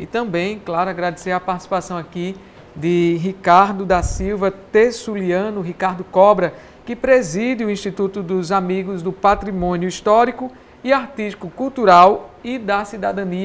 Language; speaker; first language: Portuguese; native; Portuguese